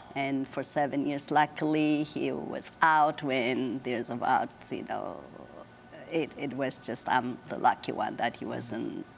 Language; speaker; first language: English; non-native, fluent; Amharic